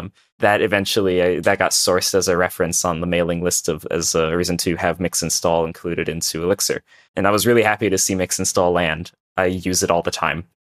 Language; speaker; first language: English; native; English